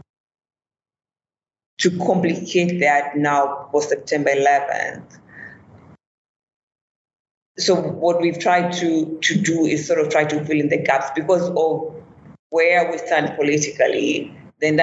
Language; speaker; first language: English; non-native, local second language; Swahili